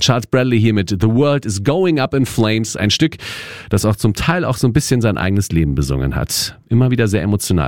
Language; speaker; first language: German; native; German